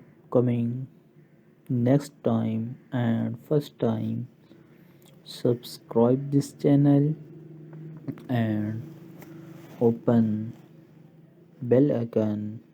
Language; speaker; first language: English; non-native, local second language; Urdu